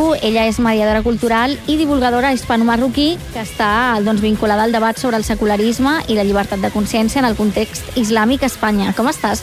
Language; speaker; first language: Catalan; native; Catalan